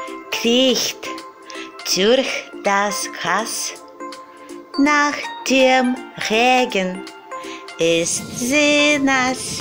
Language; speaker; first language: German; non-native, fluent; Russian